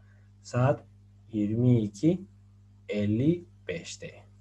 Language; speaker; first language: Turkish; non-native, fluent; Spanish